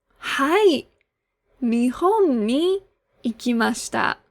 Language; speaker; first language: Japanese; non-native, fluent; English